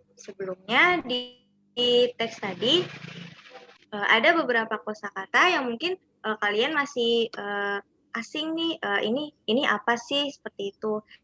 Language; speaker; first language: Indonesian; native; Indonesian